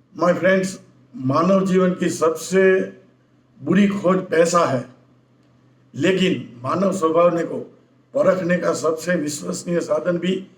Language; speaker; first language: Hindi; non-native, local second language; Gujarati